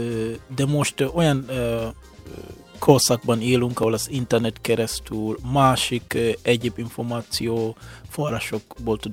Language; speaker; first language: Hungarian; non-native, fluent; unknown